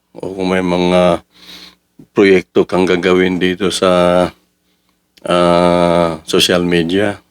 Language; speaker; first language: Filipino; non-native, local second language; Cebuano